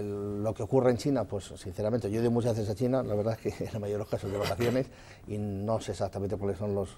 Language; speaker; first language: Spanish; native; Spanish